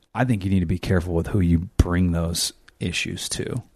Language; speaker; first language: English; native; English